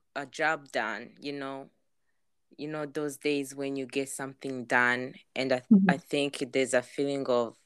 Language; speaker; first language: English; non-native, local second language; Kinyarwanda